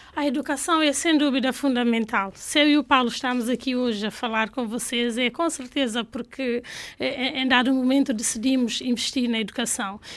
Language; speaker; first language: Portuguese; non-native, local second language; Fula